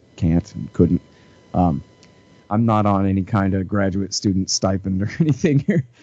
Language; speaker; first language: English; native; English